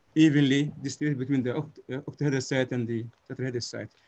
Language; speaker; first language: English; non-native, fluent; Arabic